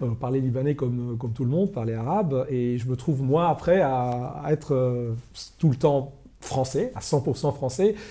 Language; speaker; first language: French; non-native, local second language; Arabic